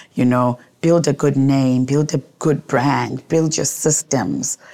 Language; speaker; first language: English; non-native, local second language; Shona